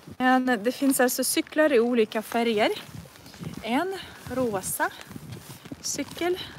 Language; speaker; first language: Swedish; non-native, fluent; Russian